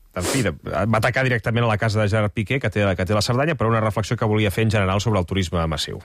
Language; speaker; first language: Catalan; native; Catalan